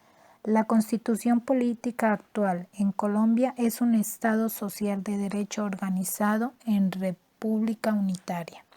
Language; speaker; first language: Spanish; native; Spanish